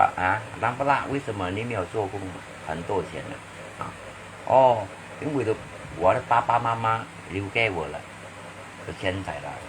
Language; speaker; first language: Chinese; non-native, learner; Hakka Chinese